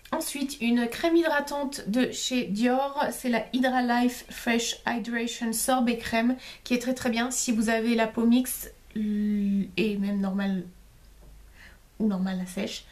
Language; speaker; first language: French; native; French